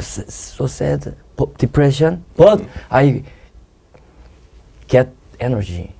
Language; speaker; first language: English; non-native, learner; Korean